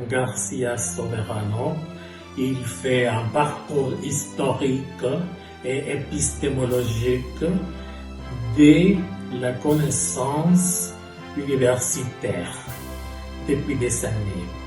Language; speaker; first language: French; non-native, fluent; Spanish